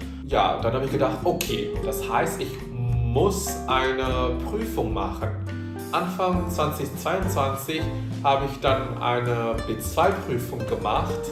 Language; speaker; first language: German; non-native, fluent; Indonesian